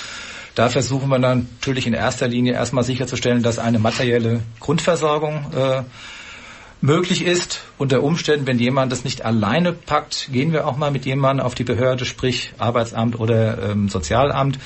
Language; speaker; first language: German; native; German